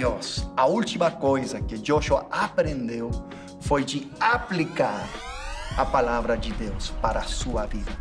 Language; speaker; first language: Portuguese; non-native, fluent; English